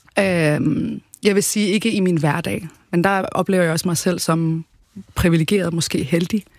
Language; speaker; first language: Danish; early bilingual, other home language; Arabic